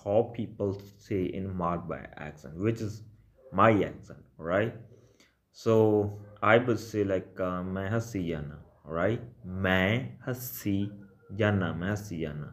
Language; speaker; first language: English; non-native, local second language; Punjabi